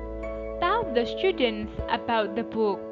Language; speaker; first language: English; non-native, fluent; Indonesian